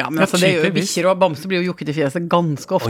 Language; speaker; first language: Norwegian; native; Norwegian